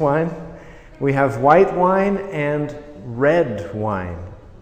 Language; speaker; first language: English; native; English